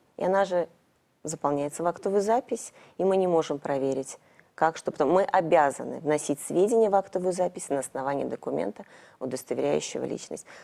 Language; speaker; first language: Russian; native; Russian